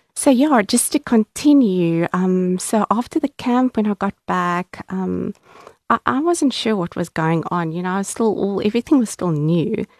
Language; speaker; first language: English; native; English